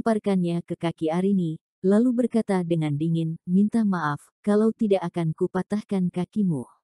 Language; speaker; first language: Indonesian; native; Indonesian